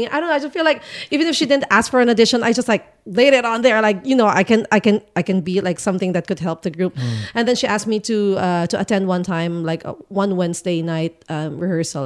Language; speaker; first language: English; non-native, local second language; Filipino